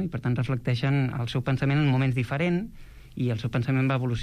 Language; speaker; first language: Catalan; native; Catalan